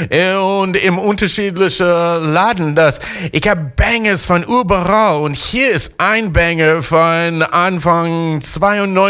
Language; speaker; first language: German; non-native, learner; English